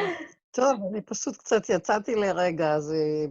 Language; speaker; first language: Hebrew; native; Hebrew